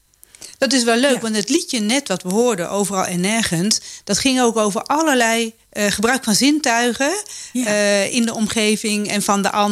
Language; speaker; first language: Dutch; native; Dutch